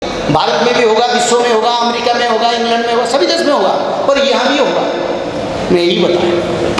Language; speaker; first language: Hindi; non-native, local second language; Odia